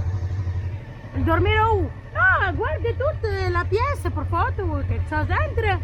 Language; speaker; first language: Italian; non-native, learner; Arabic